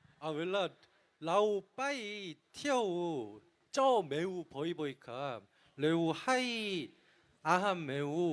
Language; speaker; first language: Thai; non-native, learner; Korean